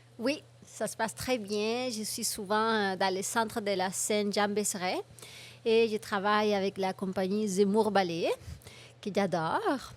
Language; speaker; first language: French; non-native, fluent; Spanish